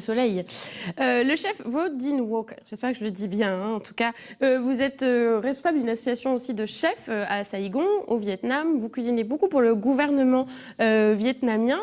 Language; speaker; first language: French; native; French